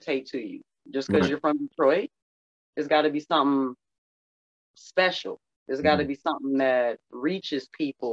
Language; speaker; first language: English; native; English